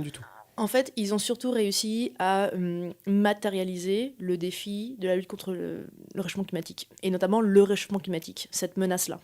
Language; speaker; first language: French; native; French